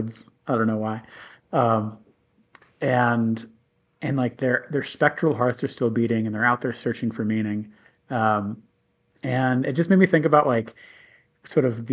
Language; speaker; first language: English; native; English